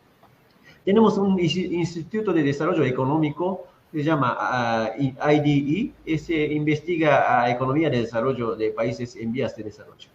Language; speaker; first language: Spanish; non-native, fluent; Japanese